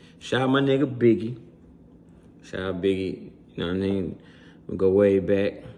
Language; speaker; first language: English; native; English